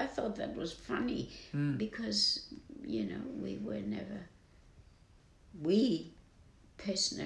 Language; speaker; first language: English; non-native, local second language; German